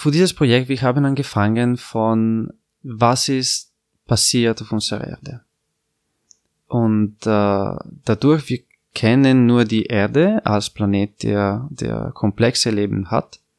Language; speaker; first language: German; non-native, fluent; Italian